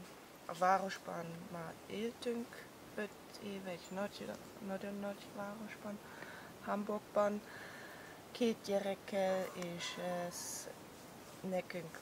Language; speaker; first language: Hungarian; non-native, learner; German